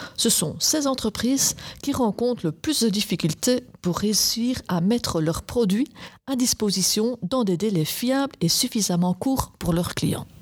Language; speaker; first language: French; native; French